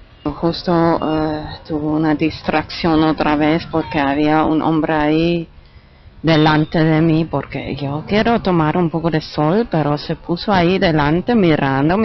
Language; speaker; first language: Spanish; non-native, fluent; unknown